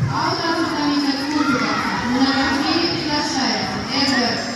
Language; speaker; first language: Russian; native; Russian